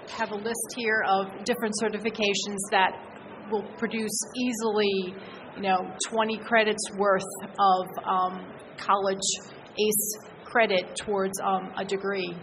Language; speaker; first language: English; native; English